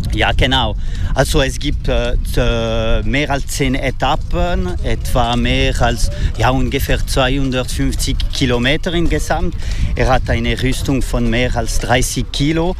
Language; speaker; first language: German; non-native, fluent; French